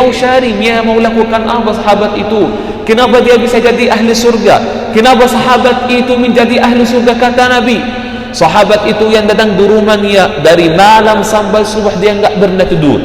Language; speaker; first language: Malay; non-native, fluent; Arabic